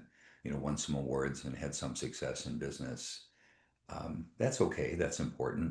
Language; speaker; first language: English; native; English